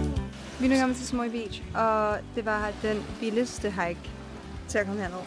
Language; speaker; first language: Danish; native; Danish